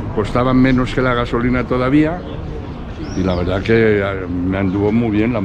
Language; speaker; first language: Spanish; native; Spanish